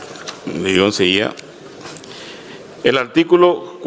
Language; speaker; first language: Spanish; native; Spanish